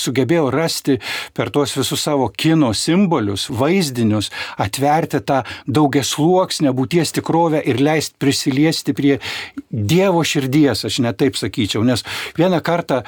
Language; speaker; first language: Lithuanian; native; Lithuanian